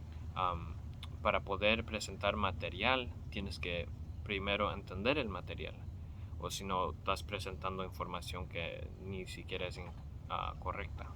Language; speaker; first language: Spanish; early bilingual, heritage; Spanish